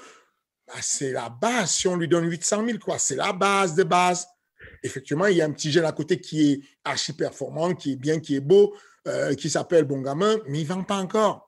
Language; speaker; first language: French; native; French